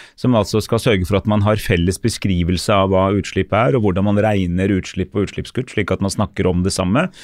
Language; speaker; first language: Norwegian; native; Norwegian